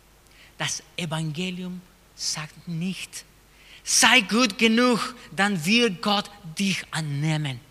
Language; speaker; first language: German; non-native, fluent; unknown